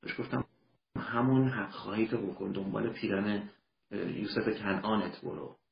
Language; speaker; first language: Persian; early bilingual, heritage; Persian